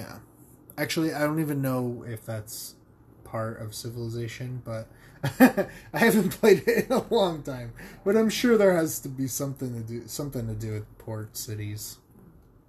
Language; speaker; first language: English; native; English